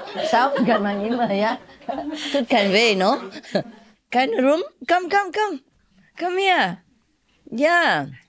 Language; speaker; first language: German; non-native, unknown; Vietnamese